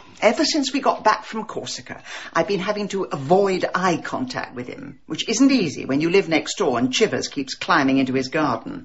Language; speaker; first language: English; native; English